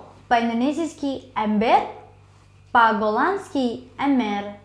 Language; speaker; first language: Russian; non-native, learner; Indonesian